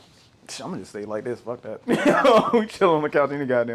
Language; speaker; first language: English; native; English